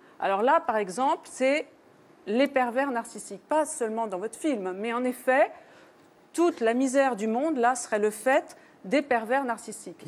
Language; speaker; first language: French; native; French